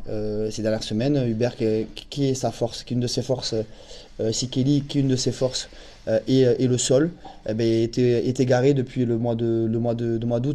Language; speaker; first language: French; native; French